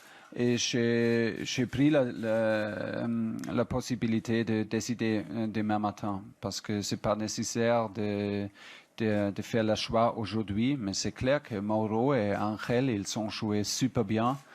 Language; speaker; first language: French; non-native, fluent; German